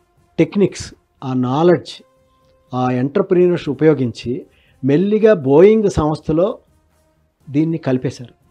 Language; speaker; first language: Telugu; native; Telugu